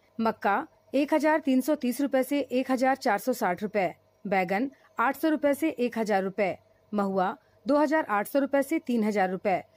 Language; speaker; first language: Hindi; native; Hindi